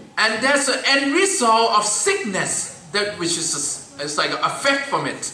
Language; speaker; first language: English; non-native, fluent; Thai